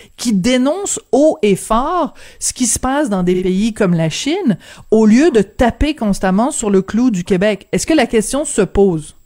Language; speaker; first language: French; native; French